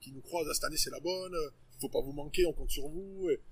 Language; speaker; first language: French; native; French